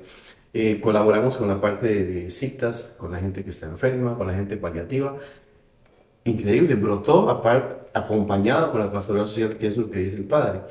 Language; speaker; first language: Spanish; native; Spanish